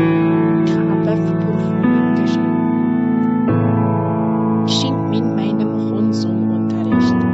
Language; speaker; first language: German; non-native, learner; Polish